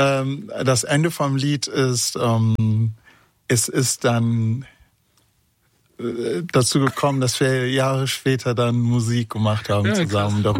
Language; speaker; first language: German; early bilingual, other home language; Kurdish